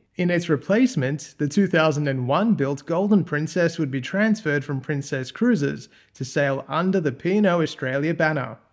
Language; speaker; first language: English; native; English